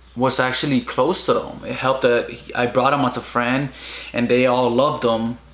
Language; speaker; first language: English; early bilingual, other home language; Spanish